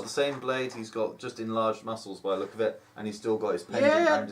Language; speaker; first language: English; native; English